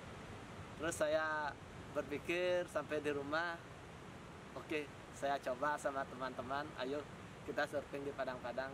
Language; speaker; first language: Indonesian; non-native, local second language; Balinese